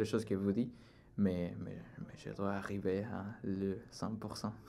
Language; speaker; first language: French; non-native, learner; Spanish